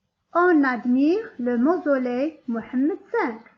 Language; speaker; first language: French; non-native, local second language; Arabic